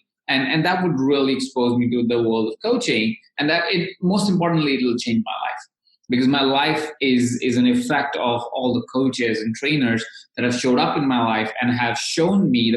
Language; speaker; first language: English; non-native, local second language; Hindi